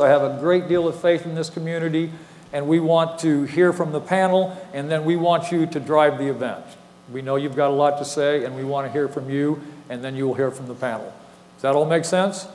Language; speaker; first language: English; native; English